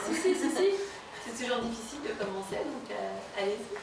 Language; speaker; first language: French; native; French